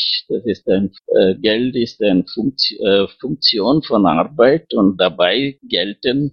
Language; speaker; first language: German; non-native, fluent; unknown